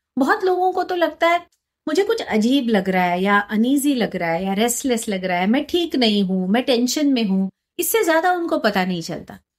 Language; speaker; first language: Hindi; non-native, local second language; Marathi